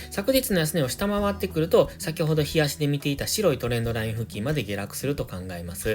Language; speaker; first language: Japanese; native; Japanese